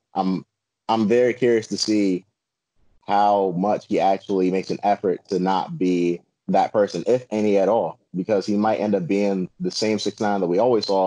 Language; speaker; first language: English; native; English